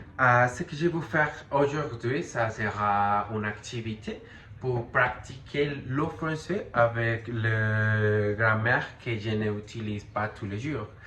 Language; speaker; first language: French; non-native, learner; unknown